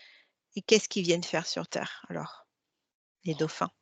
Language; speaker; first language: French; native; French